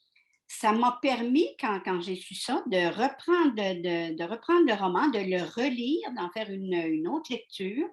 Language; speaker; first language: French; native; French